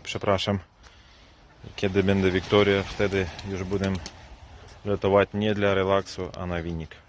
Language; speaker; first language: Polish; non-native, learner; Ukrainian